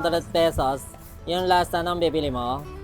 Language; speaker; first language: Filipino; non-native, learner; Japanese